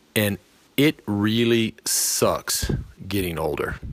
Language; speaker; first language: English; native; English